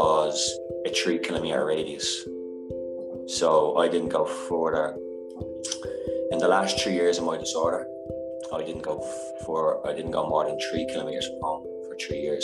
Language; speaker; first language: English; native; English